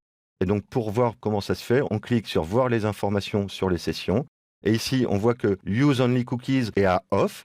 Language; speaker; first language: French; native; French